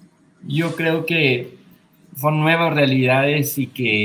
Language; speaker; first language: Spanish; native; Spanish